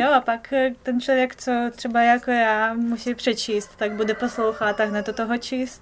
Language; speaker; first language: Czech; non-native, fluent; Russian